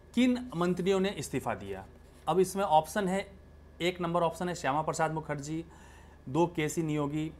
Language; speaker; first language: Hindi; native; Hindi